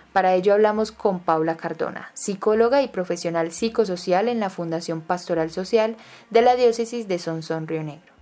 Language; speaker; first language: Spanish; native; Spanish